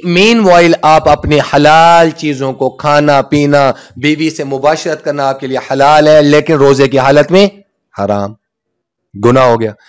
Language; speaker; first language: Urdu; non-native, local second language; Punjabi